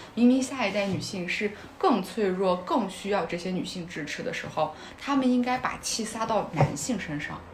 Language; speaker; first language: Chinese; non-native, local second language; Kazakh